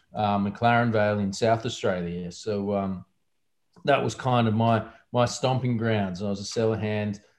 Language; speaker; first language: English; native; English